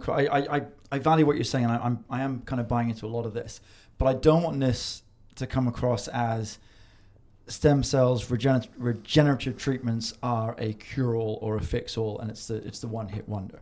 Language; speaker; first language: English; native; English